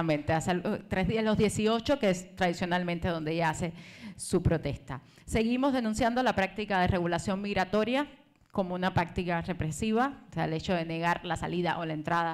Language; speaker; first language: Spanish; native; Spanish